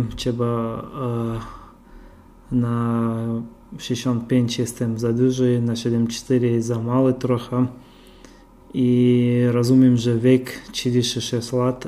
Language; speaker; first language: Polish; non-native, fluent; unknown